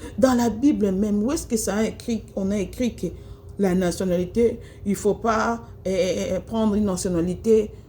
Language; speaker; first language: French; non-native, local second language; Lingala